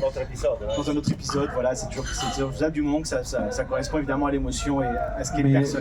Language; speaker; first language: French; native; French